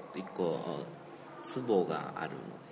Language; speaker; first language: Japanese; non-native, learner; Chinese